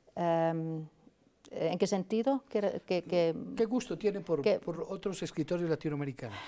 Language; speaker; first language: Spanish; non-native, fluent; Finnish